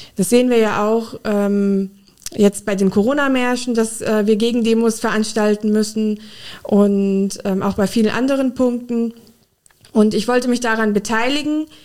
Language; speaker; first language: German; early bilingual, other home language; Urdu